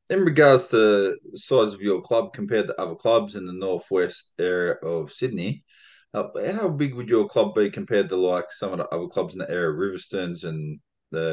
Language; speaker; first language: English; native; English